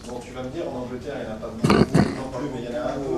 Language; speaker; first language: French; native; French